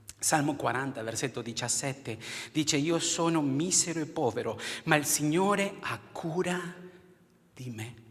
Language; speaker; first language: Italian; non-native, fluent; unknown